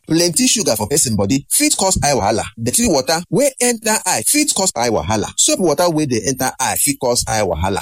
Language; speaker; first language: Nigerian Pidgin; native; Nigerian Pidgin